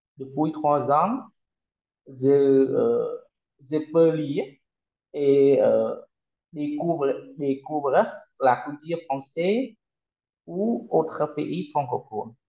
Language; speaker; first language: French; non-native, learner; Khmer